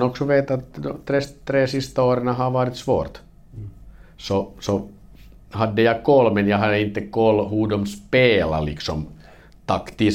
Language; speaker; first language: Swedish; non-native, learner; Finnish